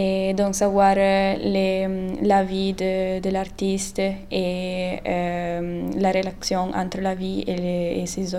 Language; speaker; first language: French; non-native, learner; Italian